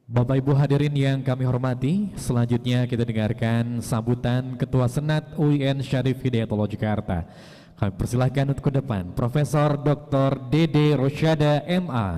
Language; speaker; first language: Indonesian; native; Indonesian